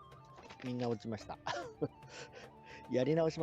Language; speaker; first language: Japanese; native; Japanese